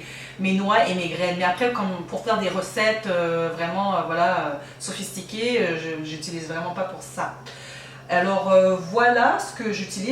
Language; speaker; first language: French; native; French